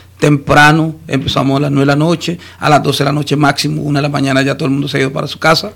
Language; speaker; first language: Spanish; native; Spanish